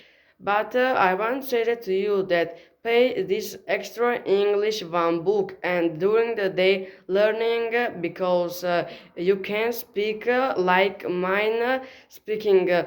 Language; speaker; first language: English; non-native, learner; Tajik